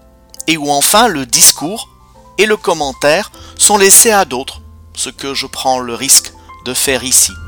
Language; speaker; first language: French; native; French